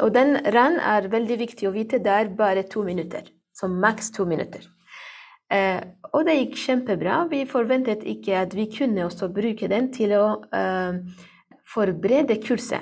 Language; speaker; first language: Norwegian; non-native, learner; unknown